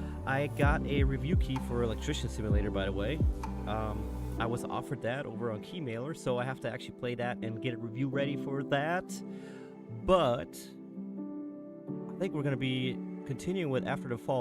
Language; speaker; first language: English; native; English